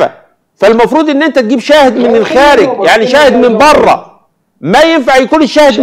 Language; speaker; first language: Arabic; native; Arabic